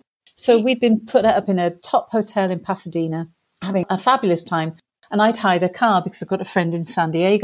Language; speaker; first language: English; native; English